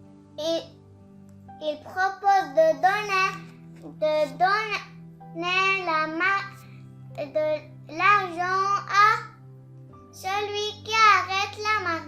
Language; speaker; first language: French; non-native, learner; Arabic